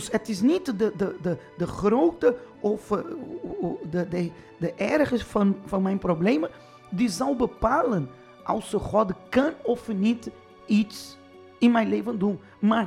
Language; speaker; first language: Dutch; non-native, fluent; Portuguese